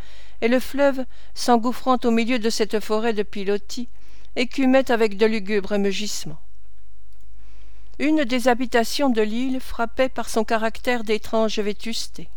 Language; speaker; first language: French; native; French